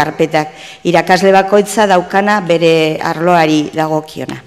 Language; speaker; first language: Basque; native; Basque